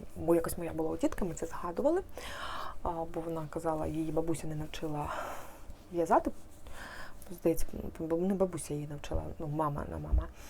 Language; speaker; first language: Ukrainian; native; Ukrainian